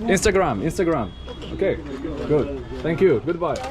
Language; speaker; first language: English; non-native, learner; Arabic